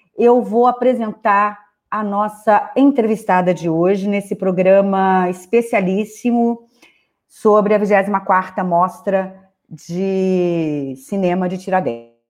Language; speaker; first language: Portuguese; native; Portuguese